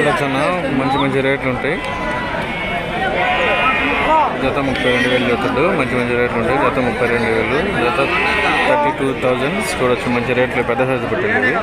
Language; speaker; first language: Telugu; native; Telugu